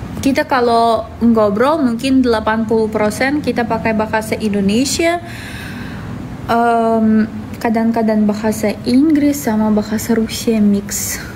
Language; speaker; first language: Indonesian; non-native, fluent; Russian